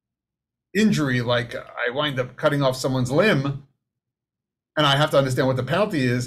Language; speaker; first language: English; native; English